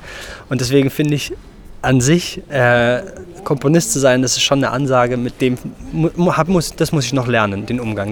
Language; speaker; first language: German; native; German